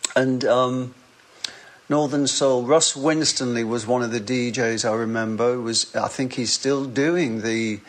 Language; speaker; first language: English; native; English